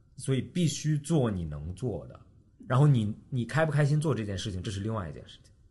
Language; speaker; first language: Chinese; early bilingual, heritage; Chinese